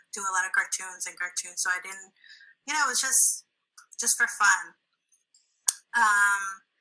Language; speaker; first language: English; early bilingual, other home language; Spanish